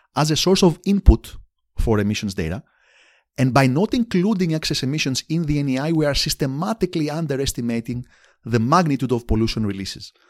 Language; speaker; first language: English; non-native, fluent; Greek